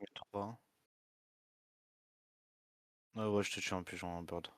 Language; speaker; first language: French; native; French